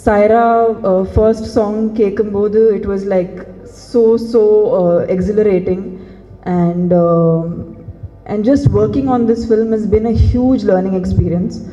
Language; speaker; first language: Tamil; non-native, learner; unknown